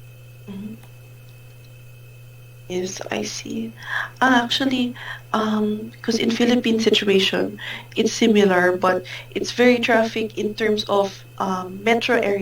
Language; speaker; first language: English; non-native, fluent; Filipino